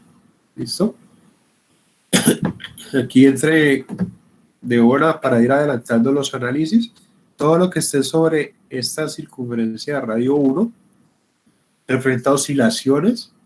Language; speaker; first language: Spanish; native; Spanish